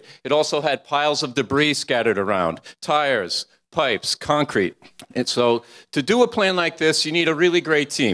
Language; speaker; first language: English; native; English